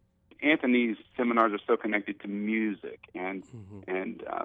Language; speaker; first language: English; native; English